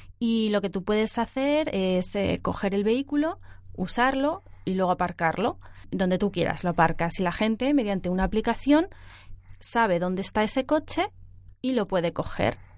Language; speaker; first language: Spanish; native; Spanish